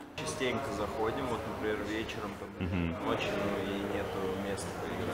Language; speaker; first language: Russian; native; Russian